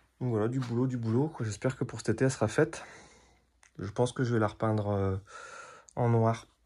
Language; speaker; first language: French; native; French